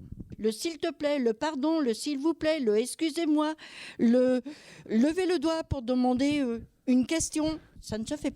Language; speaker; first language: French; native; French